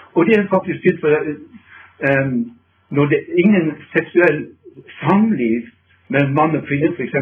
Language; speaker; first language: Norwegian; non-native, fluent; English